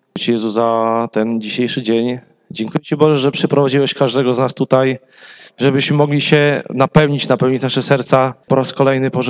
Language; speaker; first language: Polish; native; Polish